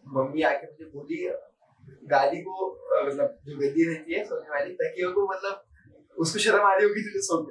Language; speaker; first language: Hindi; non-native, local second language; Marathi